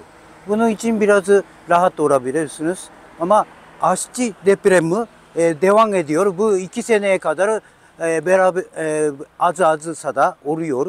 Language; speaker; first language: Turkish; non-native, learner; Japanese